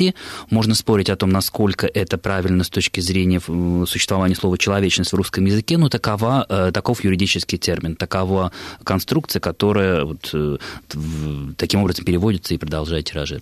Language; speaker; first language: Russian; native; Russian